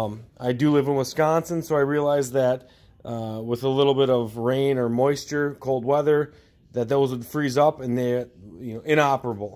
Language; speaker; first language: English; native; English